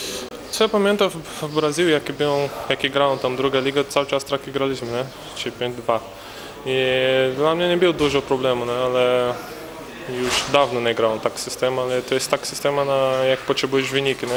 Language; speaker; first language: Polish; non-native, learner; Portuguese